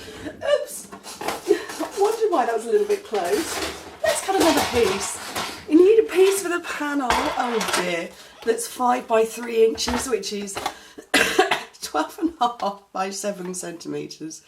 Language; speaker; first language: English; native; English